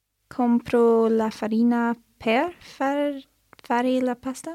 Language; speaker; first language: Italian; non-native, learner; English